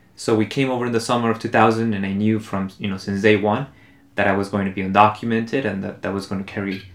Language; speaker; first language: English; early bilingual, other home language; Spanish